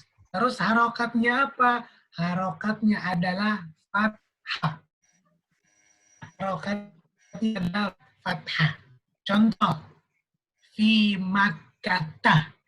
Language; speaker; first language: Indonesian; native; Indonesian